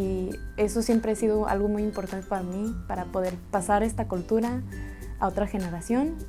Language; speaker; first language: Spanish; early bilingual, heritage; English